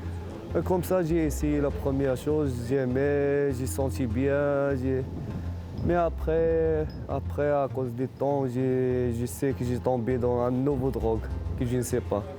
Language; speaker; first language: French; non-native, learner; Arabic